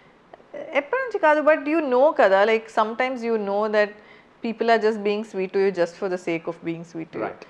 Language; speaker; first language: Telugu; non-native, fluent; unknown